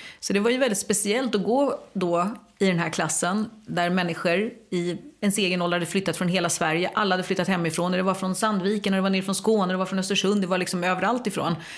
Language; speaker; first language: Swedish; native; Swedish